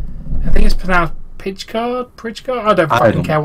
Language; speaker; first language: English; native; English